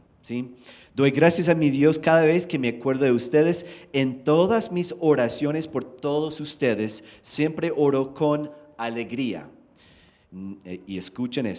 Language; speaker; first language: Spanish; non-native, fluent; English